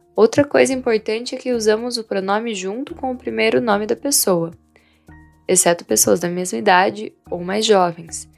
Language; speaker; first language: Portuguese; non-native, fluent; Vietnamese